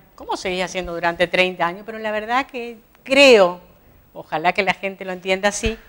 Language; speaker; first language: Spanish; native; Spanish